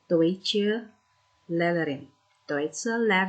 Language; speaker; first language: German; non-native, fluent; Indonesian